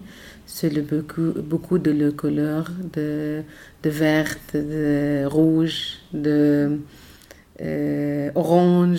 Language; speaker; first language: French; non-native, learner; Arabic